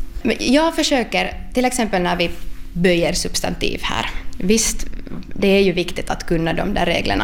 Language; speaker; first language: Swedish; non-native, local second language; Finnish